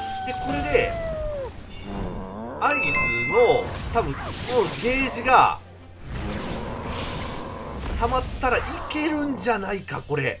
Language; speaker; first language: Japanese; native; Japanese